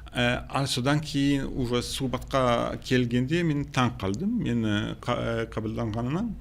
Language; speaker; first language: Kazakh; non-native, fluent; Polish